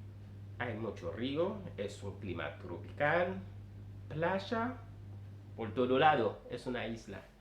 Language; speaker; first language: Spanish; non-native, fluent; Haitian Creole